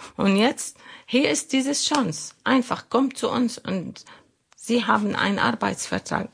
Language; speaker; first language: German; non-native, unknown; Arabic